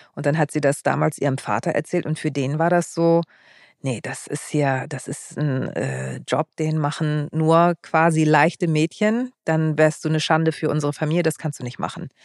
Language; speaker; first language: German; early bilingual, other home language; Greek